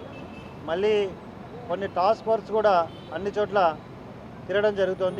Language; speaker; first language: Telugu; native; Telugu